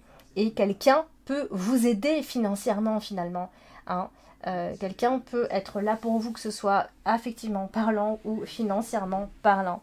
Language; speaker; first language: French; native; French